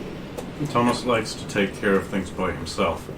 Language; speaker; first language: English; native; English